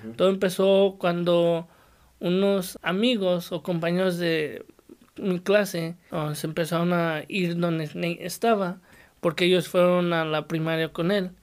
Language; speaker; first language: Spanish; native; Spanish